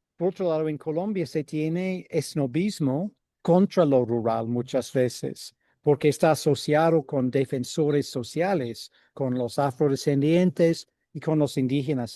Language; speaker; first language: Spanish; non-native, fluent; English